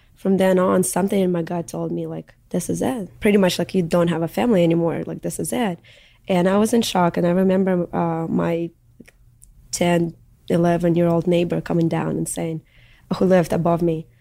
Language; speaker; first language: English; early bilingual, other home language; Russian